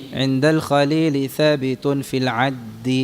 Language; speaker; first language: Arabic; non-native, fluent; Indonesian